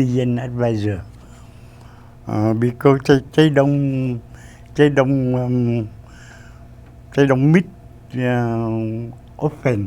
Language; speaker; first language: English; non-native, learner; Vietnamese